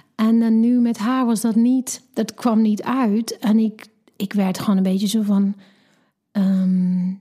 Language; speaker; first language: Dutch; non-native, fluent; English